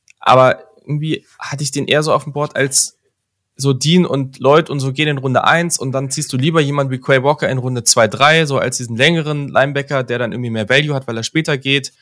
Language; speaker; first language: German; native; German